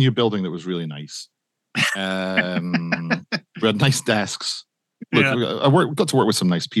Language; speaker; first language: English; native; English